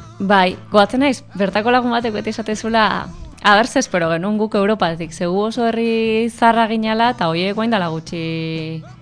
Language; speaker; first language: Basque; native; Basque